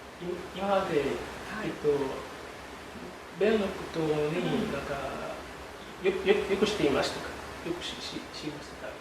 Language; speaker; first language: Japanese; non-native, learner; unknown